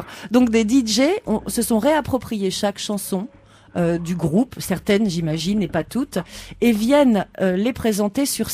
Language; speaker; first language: French; native; French